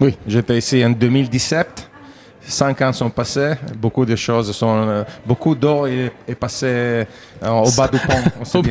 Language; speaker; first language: French; non-native, fluent; Italian